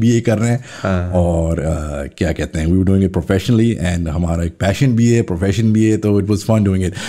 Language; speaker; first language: English; native; English